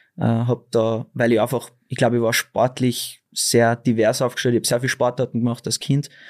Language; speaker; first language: German; early bilingual, other home language; Dutch